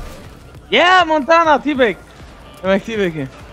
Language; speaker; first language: English; non-native, learner; Turkish